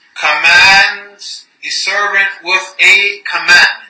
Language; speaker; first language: English; native; English